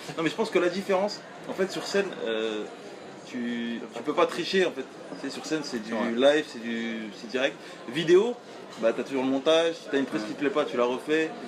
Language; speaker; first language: French; native; French